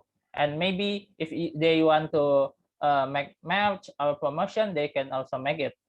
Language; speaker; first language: English; non-native, learner; Indonesian